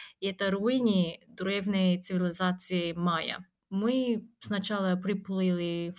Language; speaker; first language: Russian; non-native, fluent; Japanese